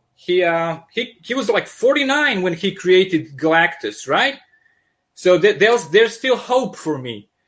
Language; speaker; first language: English; non-native, fluent; Serbian